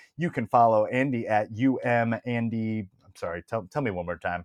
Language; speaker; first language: English; native; English